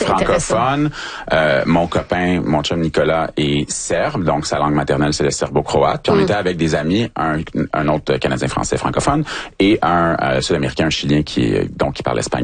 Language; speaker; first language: French; native; French